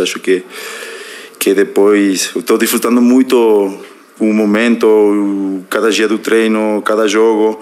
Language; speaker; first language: Portuguese; non-native, fluent; Spanish